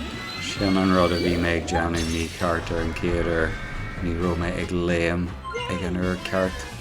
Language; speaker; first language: Irish; non-native, local second language; English